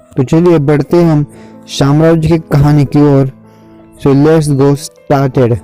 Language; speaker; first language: Hindi; non-native, local second language; Marathi